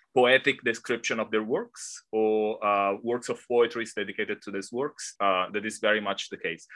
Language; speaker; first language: English; non-native, fluent; Italian